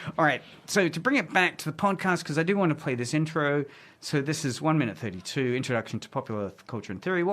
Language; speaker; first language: English; native; English